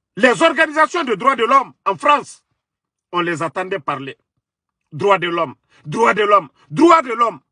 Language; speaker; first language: French; non-native, local second language; Mandingo